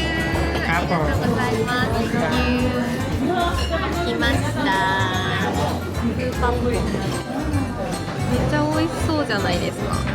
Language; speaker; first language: Japanese; native; Japanese